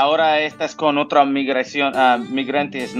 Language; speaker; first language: Spanish; non-native, learner; English